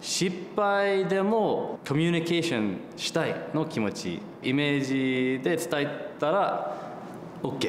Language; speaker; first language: Japanese; non-native, learner; English